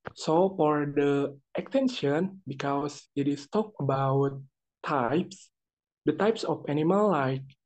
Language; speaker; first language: English; non-native, learner; Indonesian